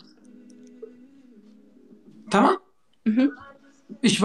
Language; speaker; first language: German; non-native, learner; Arabic